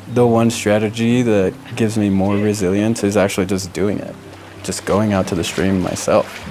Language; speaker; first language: English; native; English